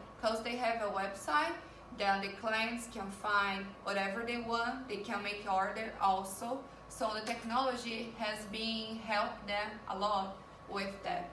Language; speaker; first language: English; non-native, learner; Portuguese